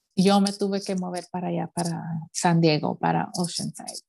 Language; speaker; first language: Spanish; early bilingual, heritage; Spanish